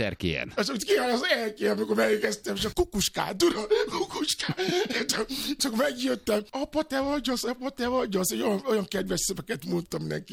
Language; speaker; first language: Hungarian; non-native, local second language; Albanian